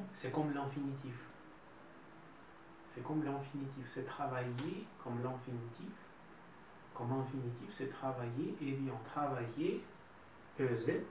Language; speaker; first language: French; non-native, fluent; Russian